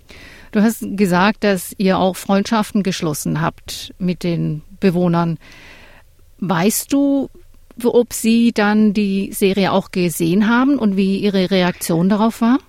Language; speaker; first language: German; native; German